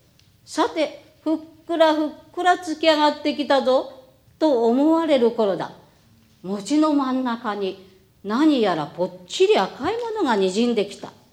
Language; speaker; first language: Japanese; native; Japanese